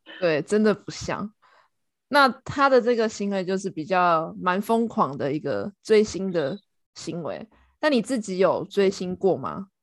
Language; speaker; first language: Chinese; native; Chinese